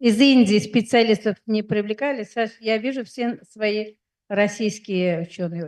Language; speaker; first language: Russian; non-native, fluent; Hindi